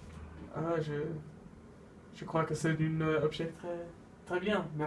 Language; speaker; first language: French; non-native, learner; Dutch